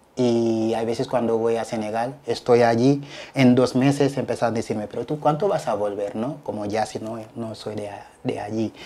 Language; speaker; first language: Spanish; non-native, fluent; Wolof